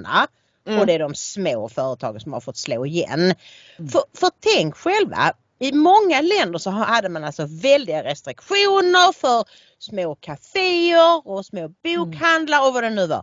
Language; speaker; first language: Swedish; native; Swedish